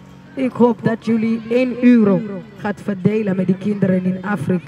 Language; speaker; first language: Dutch; non-native, learner; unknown